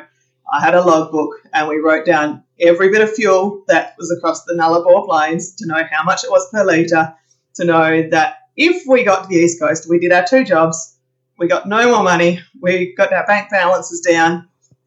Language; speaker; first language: English; native; English